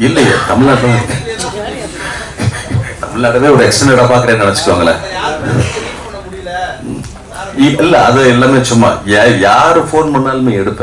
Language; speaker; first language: Tamil; native; Tamil